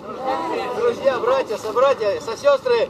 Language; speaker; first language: Russian; native; Russian